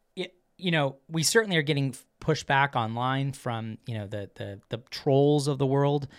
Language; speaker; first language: English; native; English